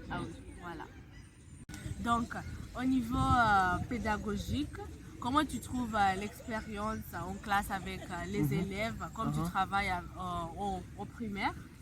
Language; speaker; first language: French; non-native, fluent; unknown